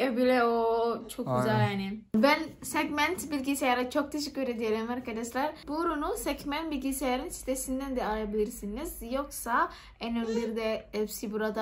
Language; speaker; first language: Turkish; non-native, learner; Indonesian